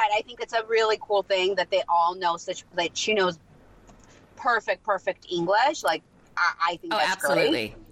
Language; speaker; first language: English; non-native, fluent; Russian